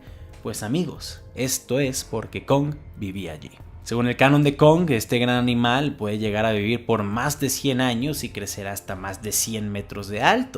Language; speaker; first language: Spanish; native; Spanish